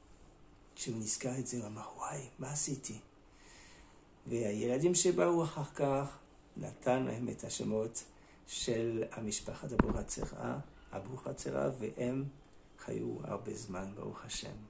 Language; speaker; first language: Hebrew; non-native, fluent; French